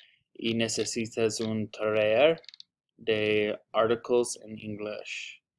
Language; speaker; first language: Spanish; non-native, learner; English